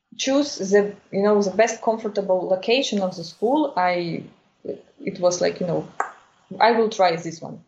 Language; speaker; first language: English; non-native, fluent; Ukrainian